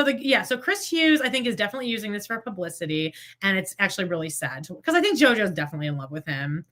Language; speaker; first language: English; native; English